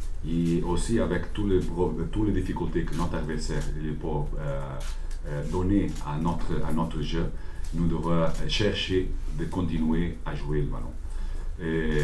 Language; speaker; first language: French; non-native, learner; Portuguese